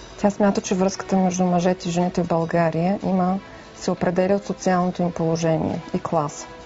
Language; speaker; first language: Bulgarian; native; Bulgarian